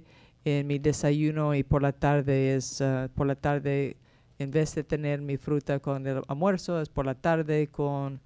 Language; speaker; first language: Spanish; non-native, fluent; English